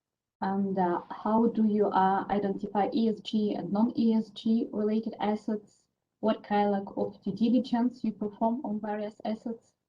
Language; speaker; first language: English; non-native, fluent; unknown